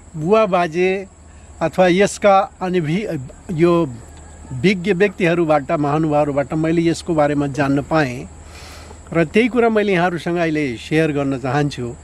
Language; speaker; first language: Nepali; non-native, local second language; Rana Tharu